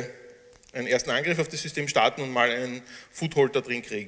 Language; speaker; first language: German; native; German